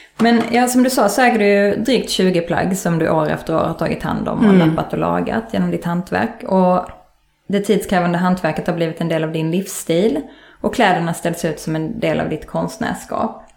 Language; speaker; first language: Swedish; native; Swedish